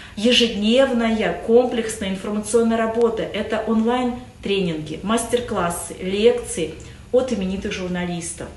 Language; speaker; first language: Russian; native; Russian